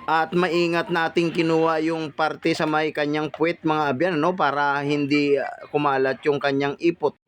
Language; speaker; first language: Filipino; non-native, local second language; Bikol